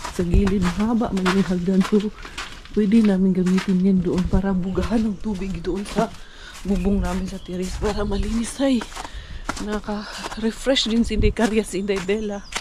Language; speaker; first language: Filipino; non-native, local second language; Cebuano